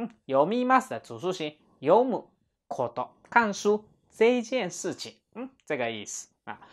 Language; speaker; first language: Chinese; non-native, fluent; Japanese